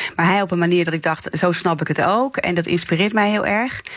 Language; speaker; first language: Dutch; native; Dutch